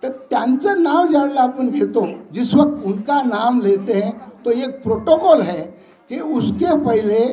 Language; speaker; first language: Hindi; non-native, local second language; Marathi